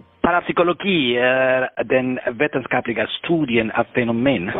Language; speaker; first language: Swedish; non-native, fluent; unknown